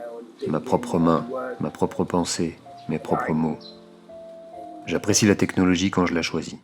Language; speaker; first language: French; non-native, learner; Thai